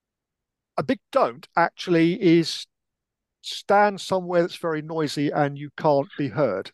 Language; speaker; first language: English; native; English